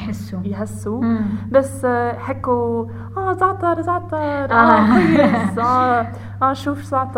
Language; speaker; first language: Arabic; non-native, learner; English